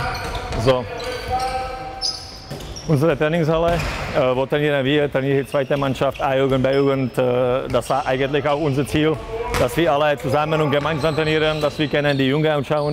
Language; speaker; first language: German; non-native, fluent; Czech